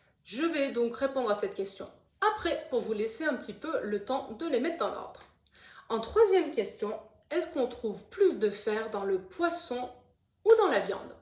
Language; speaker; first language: French; native; French